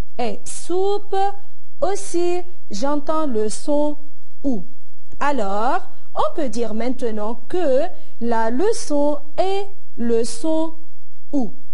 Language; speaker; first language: French; non-native, local second language; Arabic